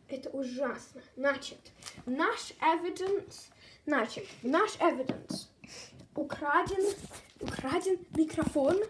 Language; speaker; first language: Russian; early bilingual, heritage; Russian